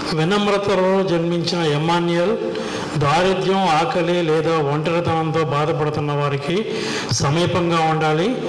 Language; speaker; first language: Telugu; native; Telugu